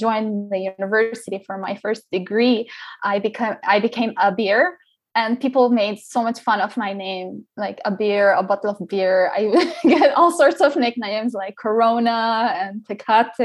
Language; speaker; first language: English; non-native, local second language; Arabic